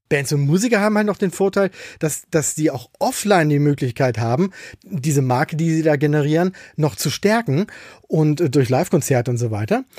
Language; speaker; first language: German; native; German